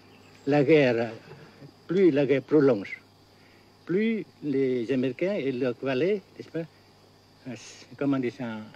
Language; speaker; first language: French; non-native, fluent; Vietnamese